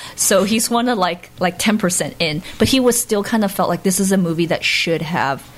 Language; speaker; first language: English; native; English